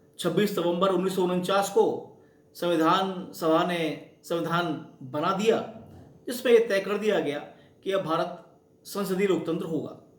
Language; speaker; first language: Hindi; native; Hindi